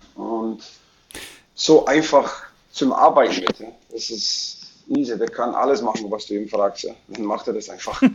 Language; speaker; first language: German; non-native, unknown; English